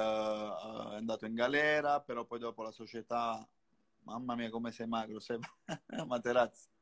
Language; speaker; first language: Italian; native; Italian